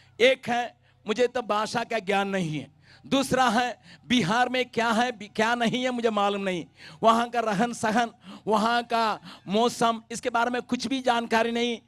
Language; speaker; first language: Hindi; non-native, local second language; Tamil